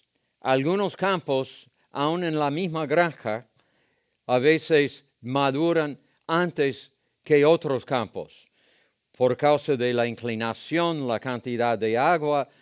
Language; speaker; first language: Spanish; non-native, fluent; English